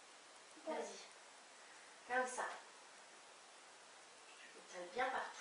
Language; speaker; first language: French; native; French